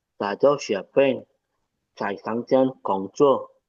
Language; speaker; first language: Chinese; non-native, learner; Indonesian